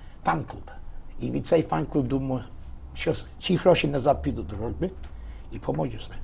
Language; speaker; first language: Polish; non-native, learner; Ukrainian